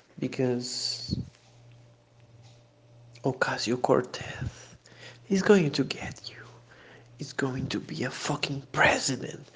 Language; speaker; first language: English; non-native, fluent; Portuguese